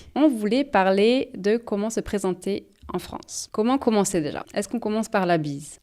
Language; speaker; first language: French; native; French